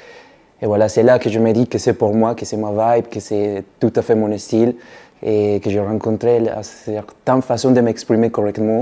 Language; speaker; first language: French; non-native, fluent; Spanish